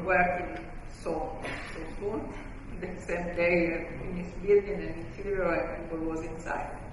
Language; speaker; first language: English; non-native, fluent; Italian